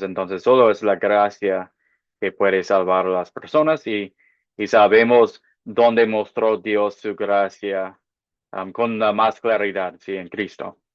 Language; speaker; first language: Spanish; non-native, fluent; English